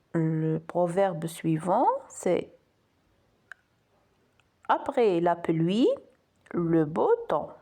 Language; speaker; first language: French; non-native, local second language; Arabic